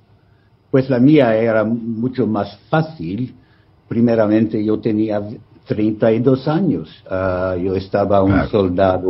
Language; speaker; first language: Spanish; non-native, fluent; English